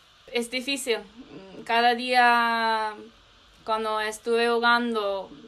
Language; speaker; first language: Spanish; non-native, learner; English